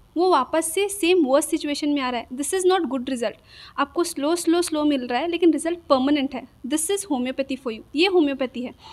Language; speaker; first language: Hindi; non-native, local second language; Urdu